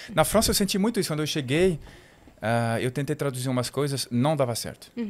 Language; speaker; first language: Portuguese; non-native, fluent; French